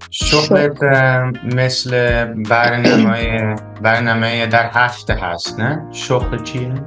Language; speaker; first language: Persian; non-native, learner; Dutch